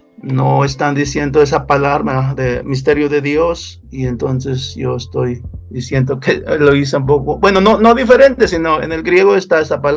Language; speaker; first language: Spanish; non-native, local second language; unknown